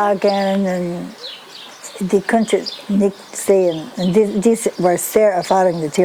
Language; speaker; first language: German; non-native, learner; English